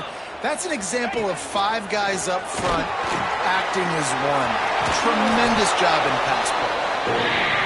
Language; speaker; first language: English; native; English